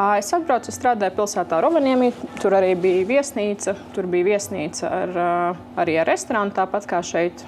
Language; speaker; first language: Latvian; native; Latvian